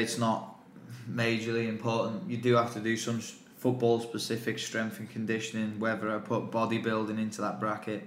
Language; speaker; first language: English; native; English